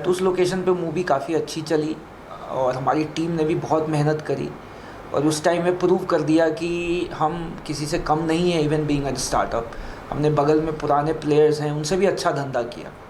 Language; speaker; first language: Hindi; native; Hindi